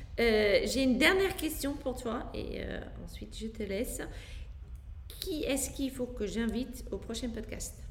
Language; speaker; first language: French; non-native, fluent; Dutch